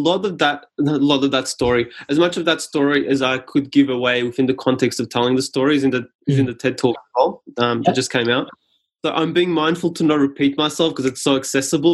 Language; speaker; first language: English; non-native, local second language; Serbian